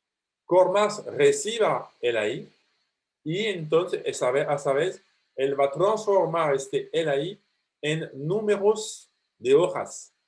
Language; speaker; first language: Spanish; non-native, fluent; French